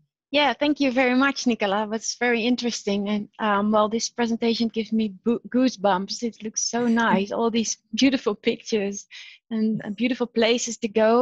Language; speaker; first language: English; non-native, fluent; Dutch